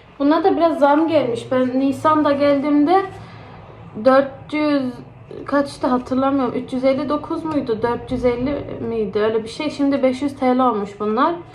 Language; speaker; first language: Turkish; early bilingual, heritage; Turkish